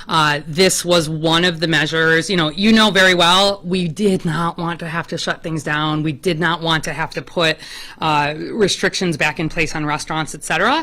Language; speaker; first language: English; native; English